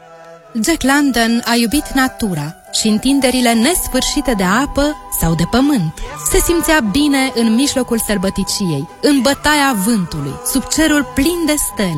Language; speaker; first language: Romanian; native; Romanian